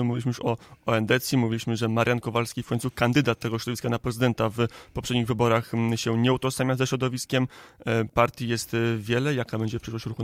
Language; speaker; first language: Polish; native; Polish